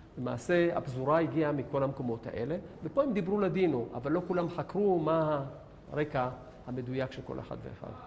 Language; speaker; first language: Hebrew; native; Hebrew